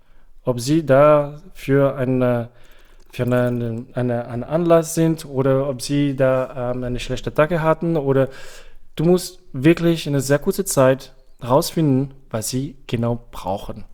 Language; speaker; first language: German; non-native, fluent; French